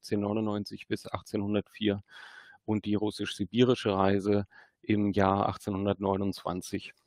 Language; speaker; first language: German; native; German